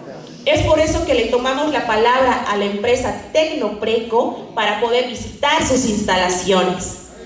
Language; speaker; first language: Spanish; native; Spanish